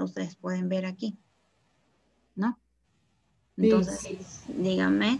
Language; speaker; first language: Spanish; native; Spanish